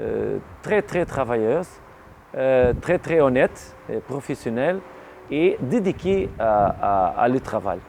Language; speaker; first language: French; non-native, learner; Portuguese